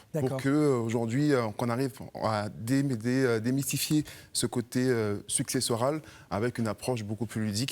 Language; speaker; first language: French; native; French